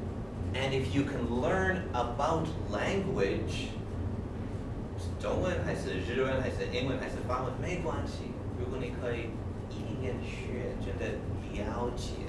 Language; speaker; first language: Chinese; non-native, fluent; English